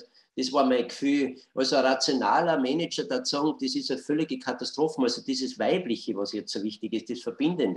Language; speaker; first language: German; native; German